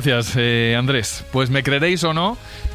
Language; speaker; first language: Spanish; native; Spanish